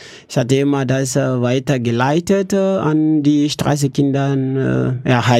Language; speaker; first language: German; non-native, learner; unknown